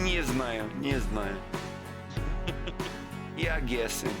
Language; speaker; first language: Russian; non-native, learner; English